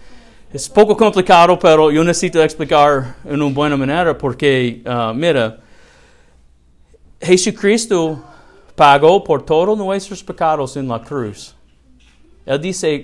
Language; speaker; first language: Spanish; non-native, learner; English